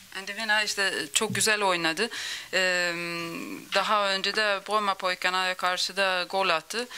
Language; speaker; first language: Turkish; early bilingual, other home language; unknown